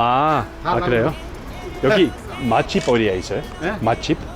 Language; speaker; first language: Korean; non-native, learner; Dutch